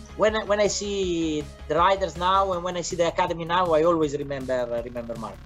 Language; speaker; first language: English; non-native, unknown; Italian